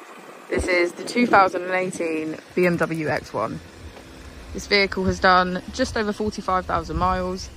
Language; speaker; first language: English; native; English